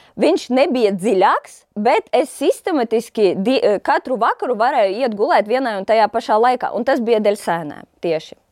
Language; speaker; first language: Latvian; non-native, local second language; Russian